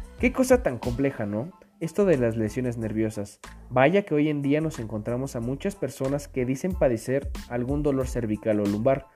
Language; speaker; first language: Spanish; native; Spanish